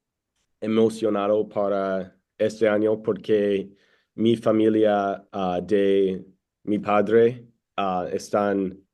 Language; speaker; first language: Spanish; non-native, learner; English